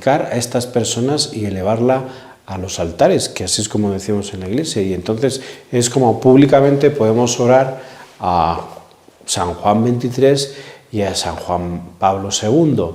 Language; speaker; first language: Spanish; native; Spanish